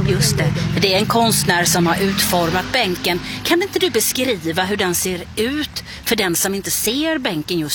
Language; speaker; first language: Swedish; native; Swedish